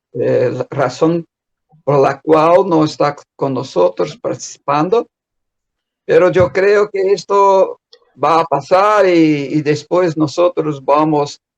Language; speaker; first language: Spanish; non-native, fluent; Portuguese